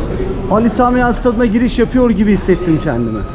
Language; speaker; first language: Turkish; native; Turkish